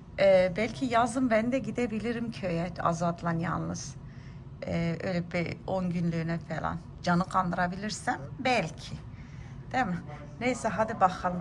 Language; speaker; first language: Turkish; early bilingual, heritage; Turkish